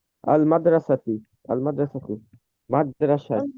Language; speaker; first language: Arabic; non-native, learner; Bangla